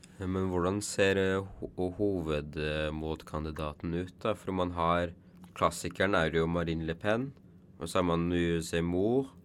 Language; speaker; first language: Norwegian; early bilingual, other home language; Kurdish